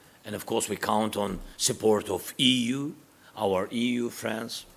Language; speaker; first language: English; non-native, fluent; Russian